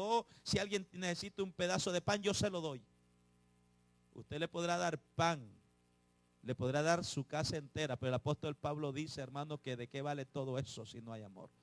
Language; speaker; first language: Spanish; native; Spanish